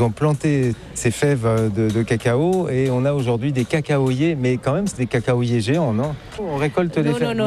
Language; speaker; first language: French; native; French